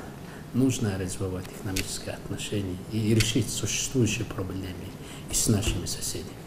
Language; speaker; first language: Russian; non-native, fluent; Mongolian